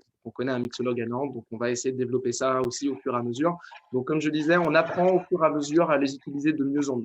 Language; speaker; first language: French; native; French